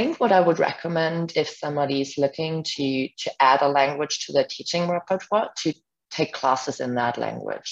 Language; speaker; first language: English; non-native, fluent; German